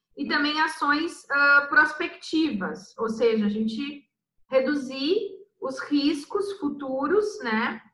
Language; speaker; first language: Portuguese; native; Portuguese